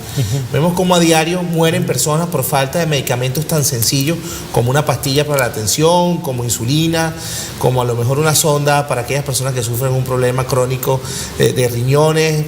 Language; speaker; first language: Spanish; native; Spanish